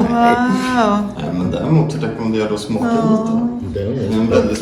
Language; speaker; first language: Swedish; native; Swedish